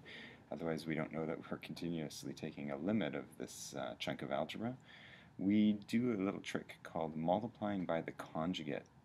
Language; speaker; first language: English; native; English